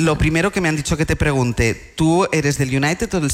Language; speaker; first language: Spanish; native; Spanish